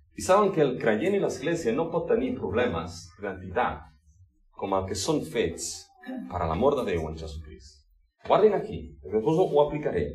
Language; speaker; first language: Catalan; non-native, local second language; Spanish